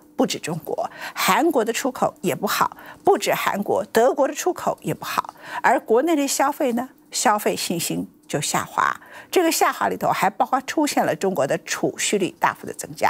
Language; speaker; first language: Chinese; native; Chinese